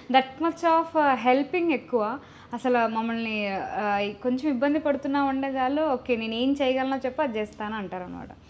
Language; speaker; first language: Telugu; native; Telugu